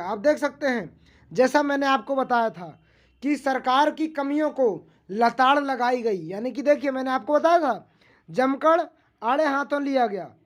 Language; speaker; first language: Hindi; native; Hindi